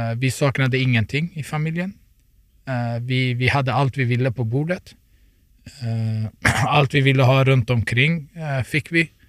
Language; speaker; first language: Swedish; early bilingual, other home language; Turoyo